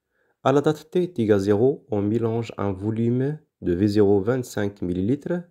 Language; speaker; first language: French; non-native, local second language; Arabic